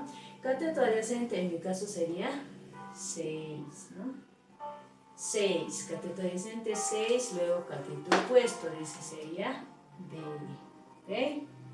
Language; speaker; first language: Spanish; native; Spanish